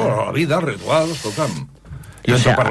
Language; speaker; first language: Catalan; native; Catalan